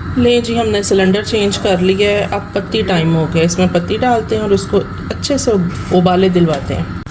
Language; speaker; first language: Urdu; non-native, local second language; Punjabi